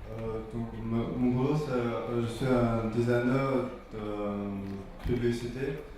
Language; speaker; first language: French; non-native, learner; Chinese